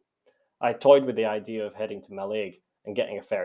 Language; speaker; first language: English; native; English